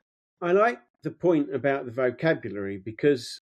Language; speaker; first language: English; native; English